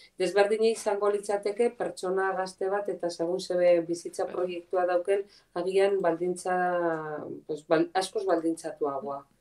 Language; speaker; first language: Basque; non-native, local second language; Spanish